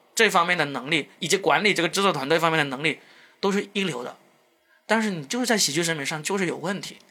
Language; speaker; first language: Chinese; non-native, local second language; Cantonese